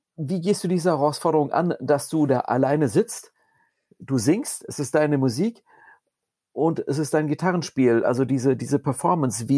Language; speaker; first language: German; native; German